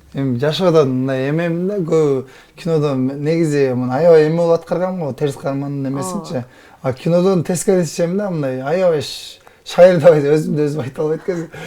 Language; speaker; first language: Kyrgyz; native; Kyrgyz